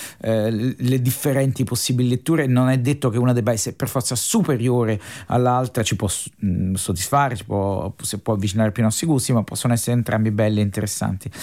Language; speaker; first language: Italian; native; Italian